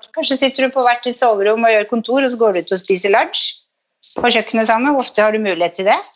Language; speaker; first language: Norwegian; native; Norwegian